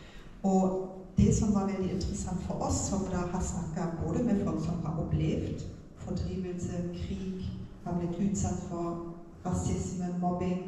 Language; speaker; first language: Norwegian; non-native, fluent; German